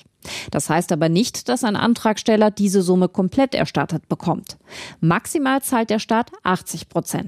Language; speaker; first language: German; native; German